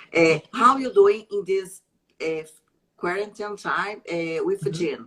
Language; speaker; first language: English; non-native, learner; Portuguese